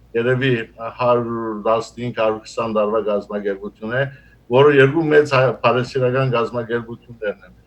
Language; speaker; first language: Armenian; early bilingual, heritage; Armenian